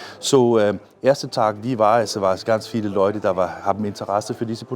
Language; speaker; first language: German; non-native, fluent; Danish